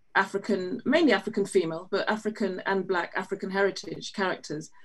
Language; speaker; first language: English; native; English